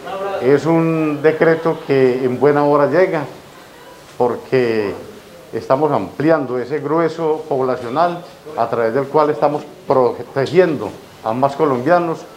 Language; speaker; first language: Spanish; native; Spanish